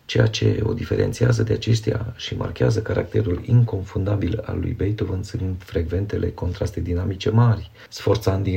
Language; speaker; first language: Romanian; native; Romanian